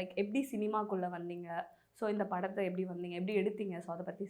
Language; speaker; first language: Tamil; native; Tamil